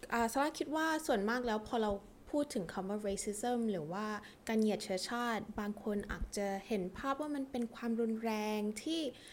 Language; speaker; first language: Thai; early bilingual, heritage; Thai